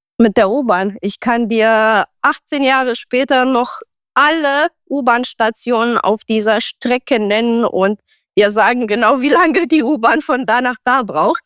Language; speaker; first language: German; non-native, fluent; Romanian